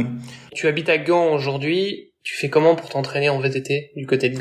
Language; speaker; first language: French; native; French